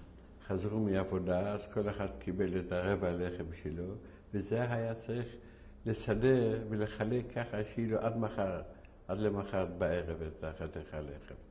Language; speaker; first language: Hebrew; non-native, fluent; Yiddish